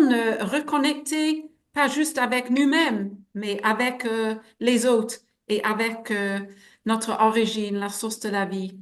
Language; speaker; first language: French; non-native, fluent; English